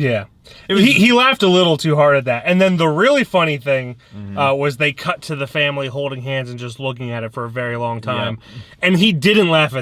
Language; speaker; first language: English; native; English